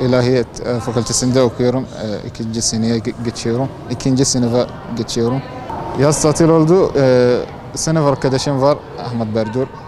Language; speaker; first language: Turkish; non-native, learner; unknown